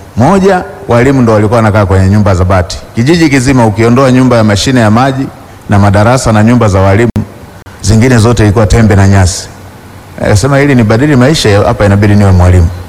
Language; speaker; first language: Swahili; non-native, local second language; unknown